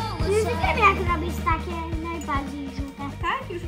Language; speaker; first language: Polish; early bilingual, heritage; Polish